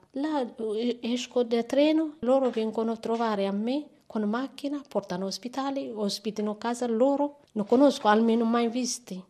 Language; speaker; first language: Italian; non-native, learner; Amharic